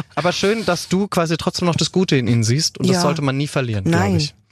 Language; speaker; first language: German; native; German